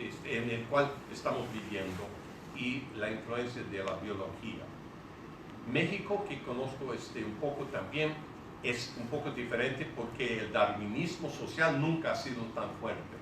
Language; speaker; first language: Spanish; non-native, fluent; English